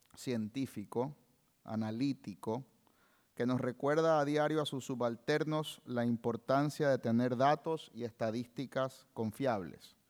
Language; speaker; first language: Spanish; native; Spanish